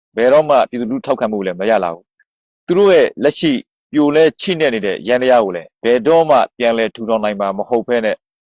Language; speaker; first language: Burmese; native; Burmese